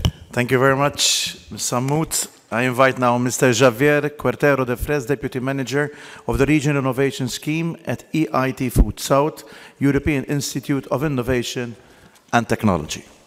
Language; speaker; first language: English; non-native, local second language; Maltese